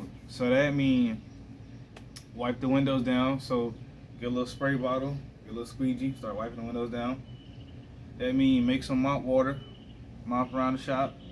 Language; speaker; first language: English; native; English